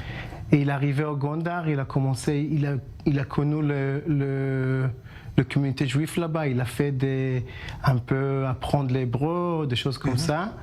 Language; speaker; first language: French; non-native, learner; Hebrew